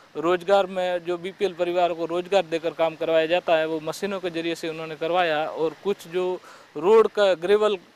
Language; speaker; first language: Hindi; native; Hindi